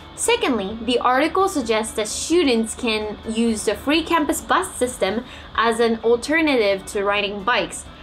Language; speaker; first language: English; non-native, fluent; Japanese